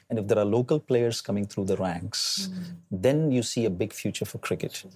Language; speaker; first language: English; non-native, local second language; Malayalam